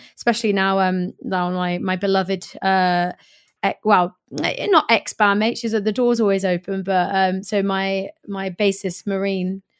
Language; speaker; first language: English; native; English